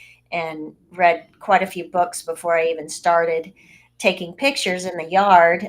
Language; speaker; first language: English; native; English